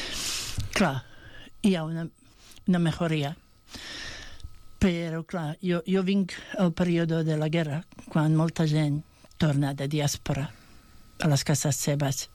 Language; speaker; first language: Catalan; non-native, fluent; Bosnian